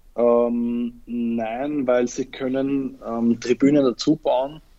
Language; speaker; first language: German; native; German